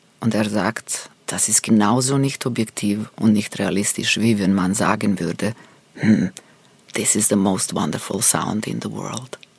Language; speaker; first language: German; non-native, fluent; Serbian